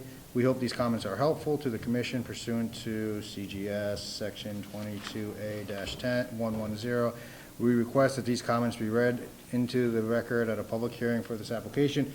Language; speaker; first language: English; native; English